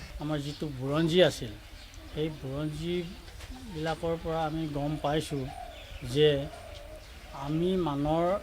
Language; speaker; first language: Assamese; non-native, local second language; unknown